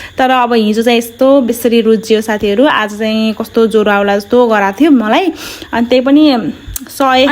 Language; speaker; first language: Nepali; non-native, local second language; Dangaura Tharu